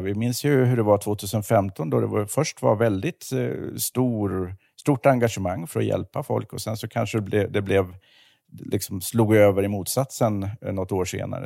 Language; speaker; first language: Swedish; native; Swedish